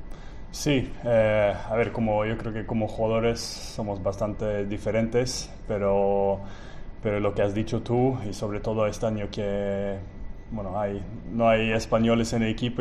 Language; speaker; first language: Spanish; non-native, fluent; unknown